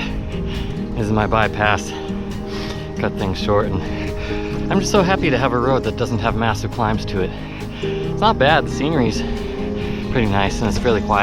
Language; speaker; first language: English; native; English